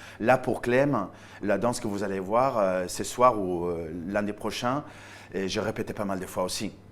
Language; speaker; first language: French; non-native, fluent; Spanish